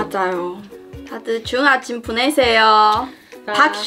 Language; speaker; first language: Korean; non-native, learner; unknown